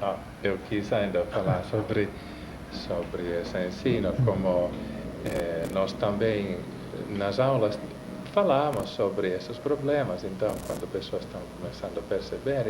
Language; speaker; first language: Portuguese; non-native, fluent; Finnish